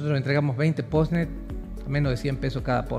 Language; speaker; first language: Spanish; native; Spanish